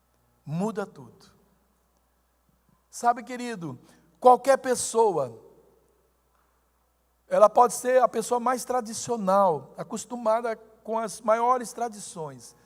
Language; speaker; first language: Portuguese; native; Portuguese